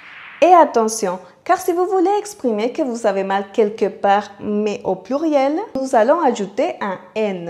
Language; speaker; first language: French; non-native, fluent; Spanish